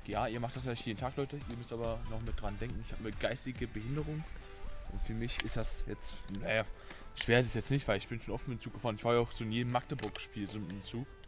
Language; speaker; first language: German; native; German